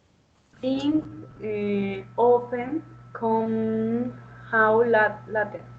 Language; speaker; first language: English; non-native, learner; Spanish